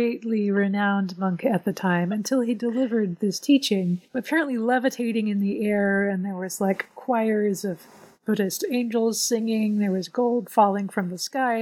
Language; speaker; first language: English; native; English